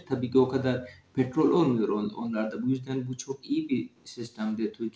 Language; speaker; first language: Turkish; non-native, fluent; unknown